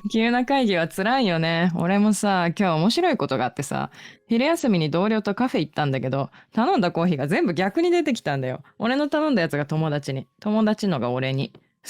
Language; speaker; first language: Japanese; native; Japanese